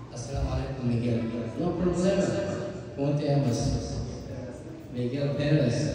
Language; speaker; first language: Spanish; non-native, learner; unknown